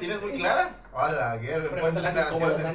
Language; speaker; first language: Spanish; native; Spanish